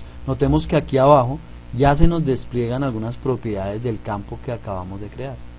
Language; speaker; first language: Spanish; native; Spanish